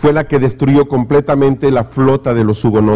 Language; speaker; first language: Spanish; native; Spanish